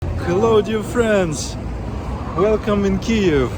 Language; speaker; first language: English; non-native, fluent; Ukrainian